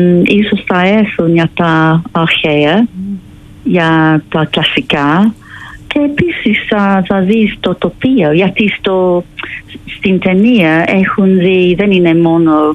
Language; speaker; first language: Greek; non-native, learner; English